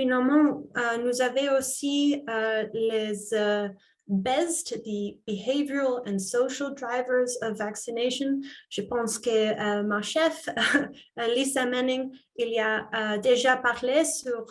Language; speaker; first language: French; non-native, fluent; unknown